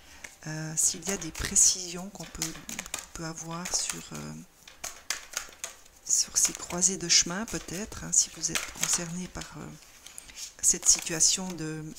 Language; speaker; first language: French; native; French